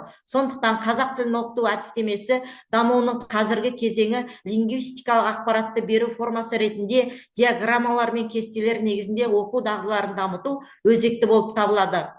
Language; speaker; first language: Kazakh; native; Kazakh